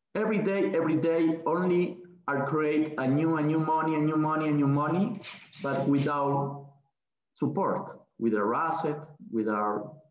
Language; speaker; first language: English; non-native, learner; Spanish